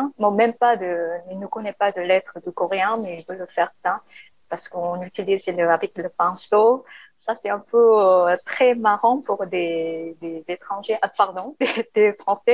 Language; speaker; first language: French; non-native, learner; Korean